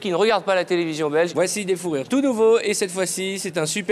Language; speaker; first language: French; native; French